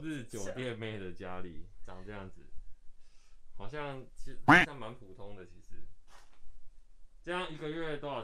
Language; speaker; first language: Chinese; native; Chinese